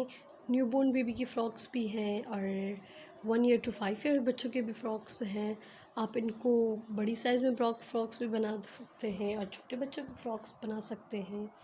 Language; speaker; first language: Hindi; native; Hindi